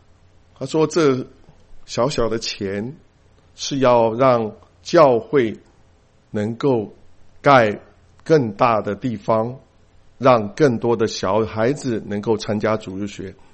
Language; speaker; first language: Chinese; native; Chinese